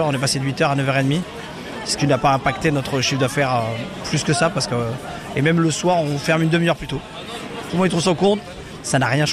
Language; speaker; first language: French; native; French